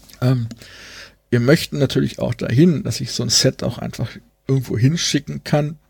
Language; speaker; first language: German; native; German